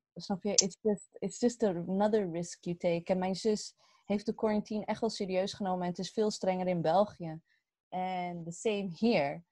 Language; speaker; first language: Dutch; early bilingual, other home language; Arabic